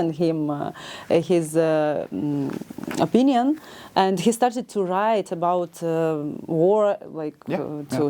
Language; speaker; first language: English; non-native, learner; Ukrainian